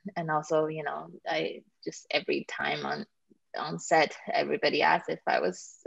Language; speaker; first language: English; native; English